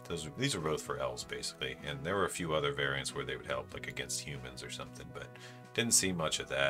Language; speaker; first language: English; native; English